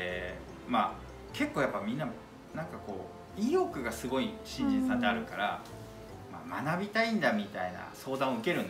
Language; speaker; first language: Japanese; native; Japanese